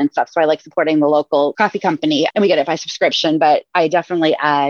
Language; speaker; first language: English; native; English